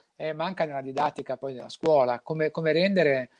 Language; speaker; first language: Italian; native; Italian